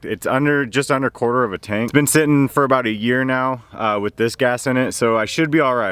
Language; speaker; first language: English; native; English